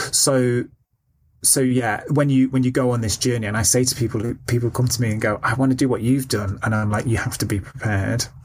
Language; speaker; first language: English; native; English